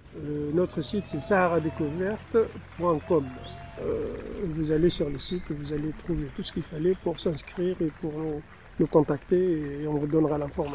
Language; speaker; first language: French; non-native, local second language; Tamasheq